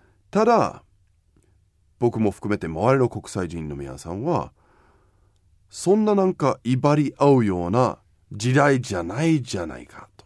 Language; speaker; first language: Japanese; non-native, fluent; English